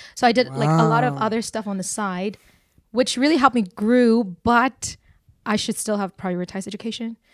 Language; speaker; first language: English; early bilingual, other home language; Burmese